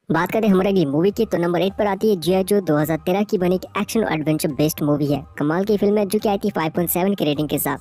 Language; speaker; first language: Hindi; native; Hindi